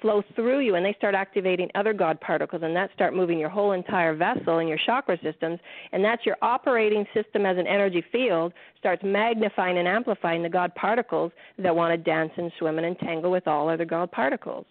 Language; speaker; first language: English; native; English